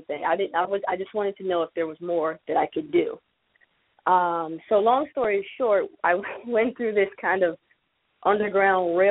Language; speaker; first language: English; native; English